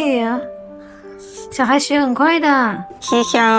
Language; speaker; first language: Chinese; non-native, learner; Lao